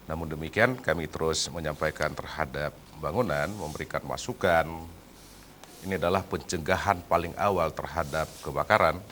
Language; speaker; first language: Malay; native; Malay